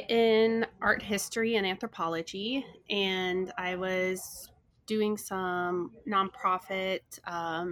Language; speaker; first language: English; native; English